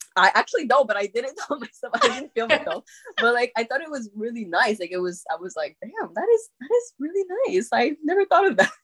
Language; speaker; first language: English; non-native, fluent; French